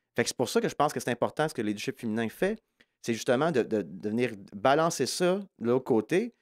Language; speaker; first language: French; native; French